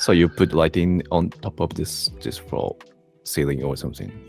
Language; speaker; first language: English; non-native, learner; Japanese